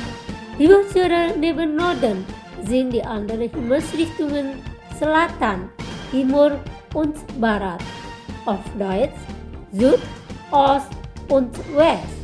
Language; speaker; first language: German; non-native, fluent; Indonesian